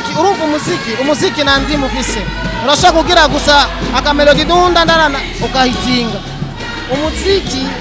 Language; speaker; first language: Rundi; non-native, local second language; Swahili